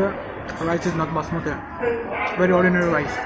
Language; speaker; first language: English; non-native, learner; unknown